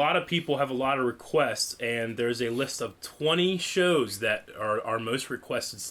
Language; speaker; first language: English; native; English